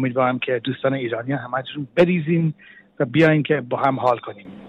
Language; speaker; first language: Persian; early bilingual, heritage; Persian